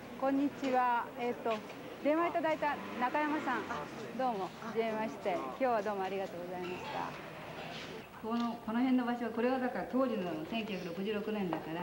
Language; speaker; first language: Japanese; native; Japanese